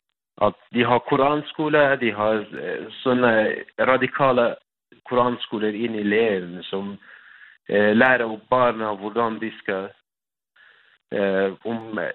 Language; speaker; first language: Norwegian; non-native, fluent; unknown